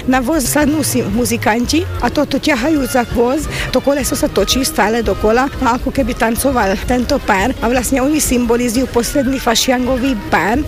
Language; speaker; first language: Slovak; early bilingual, heritage; Slovak